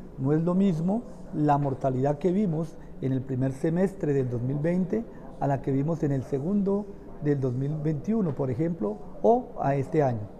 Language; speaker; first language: Spanish; native; Spanish